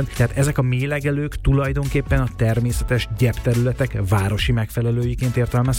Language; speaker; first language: Hungarian; native; Hungarian